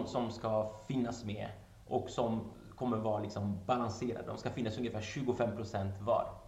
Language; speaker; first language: Swedish; non-native, fluent; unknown